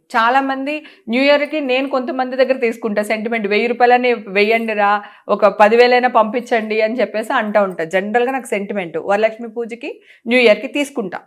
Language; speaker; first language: Telugu; native; Telugu